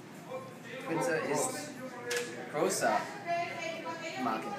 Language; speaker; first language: German; non-native, learner; English